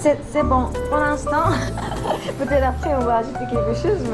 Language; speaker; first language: French; non-native, learner; Korean